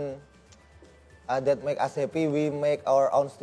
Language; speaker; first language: English; non-native, learner; Indonesian